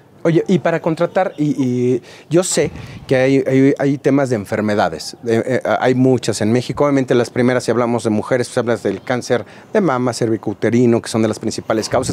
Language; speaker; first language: Spanish; native; Spanish